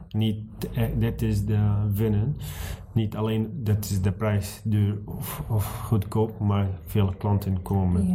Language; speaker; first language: Dutch; non-native, learner; Arabic